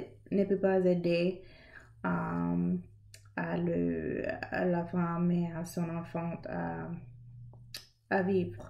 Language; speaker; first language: French; non-native, learner; English